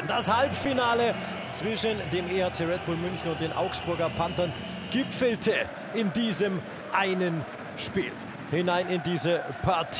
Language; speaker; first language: German; native; German